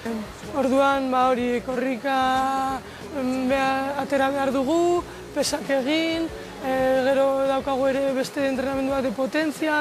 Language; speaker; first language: Basque; non-native, local second language; Spanish